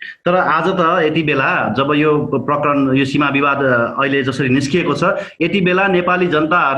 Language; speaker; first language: Nepali; native; Nepali